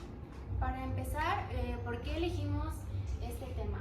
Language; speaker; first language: Spanish; native; Spanish